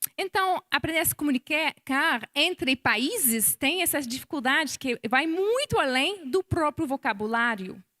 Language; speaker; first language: Portuguese; non-native, fluent; English